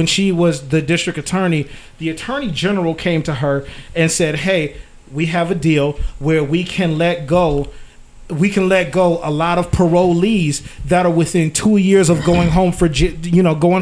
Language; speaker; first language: English; native; English